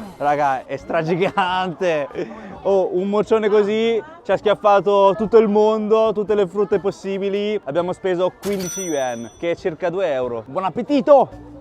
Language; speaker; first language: Italian; early bilingual, other home language; Chinese